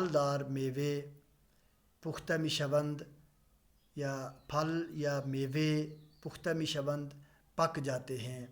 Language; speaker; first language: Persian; non-native, fluent; Urdu